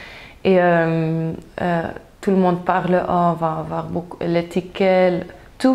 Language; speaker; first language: French; non-native, local second language; Dutch